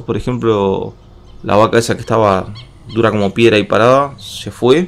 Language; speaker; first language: Spanish; native; Spanish